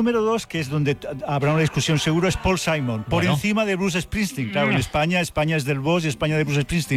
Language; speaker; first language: Spanish; native; Spanish